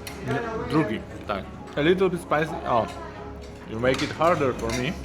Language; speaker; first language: English; non-native, fluent; Polish